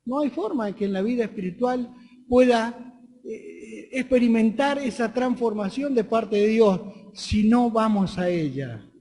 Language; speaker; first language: Spanish; native; Spanish